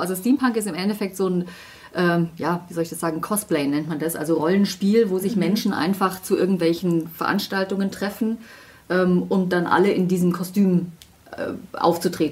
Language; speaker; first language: German; native; German